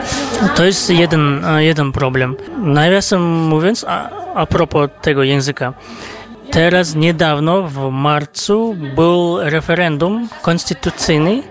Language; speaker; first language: Polish; non-native, fluent; Kazakh